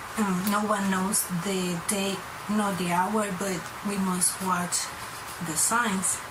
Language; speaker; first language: English; non-native, fluent; Spanish